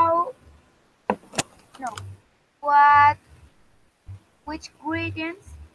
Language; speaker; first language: English; non-native, learner; Spanish